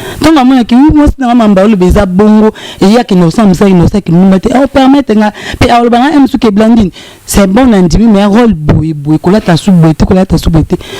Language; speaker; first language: Lingala; native; Lingala